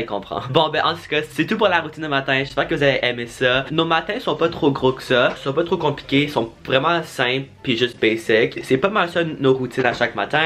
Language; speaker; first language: French; native; French